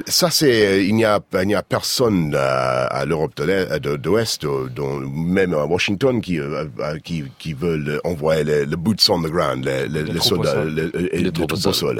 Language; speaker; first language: French; non-native, fluent; English